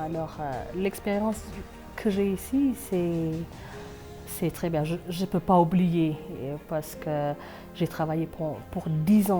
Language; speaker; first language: French; non-native, fluent; Amharic